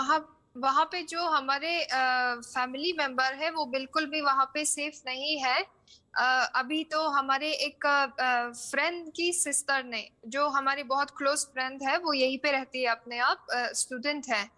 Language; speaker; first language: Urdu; non-native, fluent; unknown